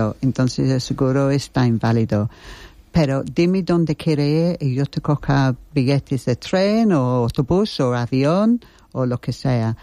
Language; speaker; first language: Spanish; non-native, learner; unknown